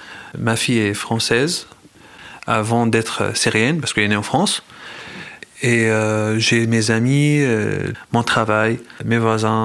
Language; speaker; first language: French; non-native, fluent; Arabic